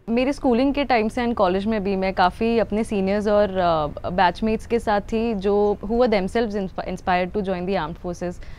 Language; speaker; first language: Hindi; native; Hindi